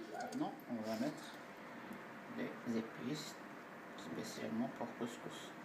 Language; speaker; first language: French; non-native, local second language; Arabic